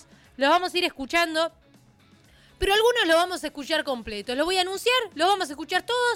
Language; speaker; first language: Spanish; native; Spanish